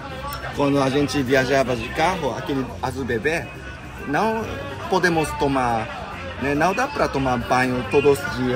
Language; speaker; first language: Portuguese; non-native, fluent; Japanese